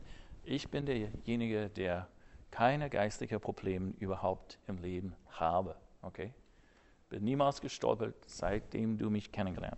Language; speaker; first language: German; non-native, fluent; English